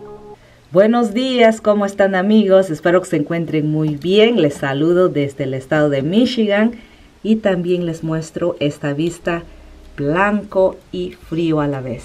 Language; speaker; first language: Spanish; native; Spanish